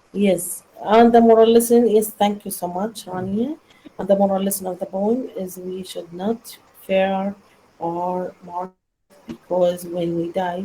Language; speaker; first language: English; non-native, learner; Arabic